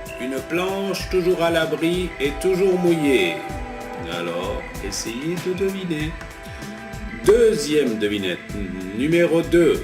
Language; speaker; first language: French; native; French